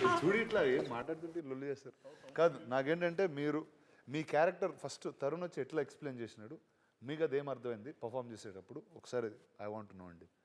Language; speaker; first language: Telugu; native; Telugu